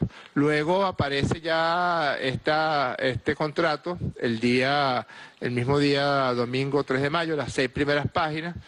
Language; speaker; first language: Spanish; native; Spanish